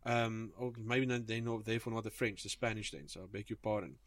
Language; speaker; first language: English; non-native, local second language; Afrikaans